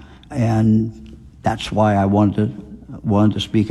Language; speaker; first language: English; native; English